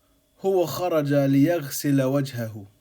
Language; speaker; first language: Arabic; non-native, fluent; English